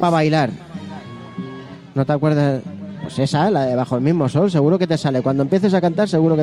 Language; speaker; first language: Spanish; native; Spanish